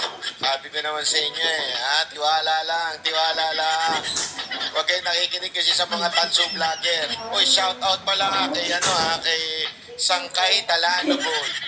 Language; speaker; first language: Filipino; non-native, local second language; Cebuano